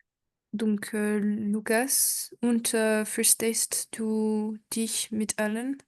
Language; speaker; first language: German; non-native, learner; French